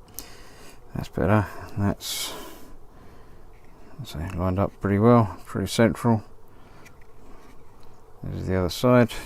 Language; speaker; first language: English; native; English